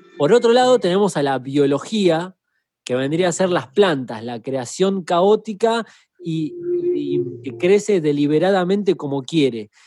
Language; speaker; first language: Spanish; native; Spanish